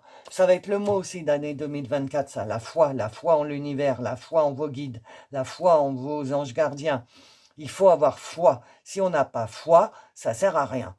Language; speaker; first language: French; native; French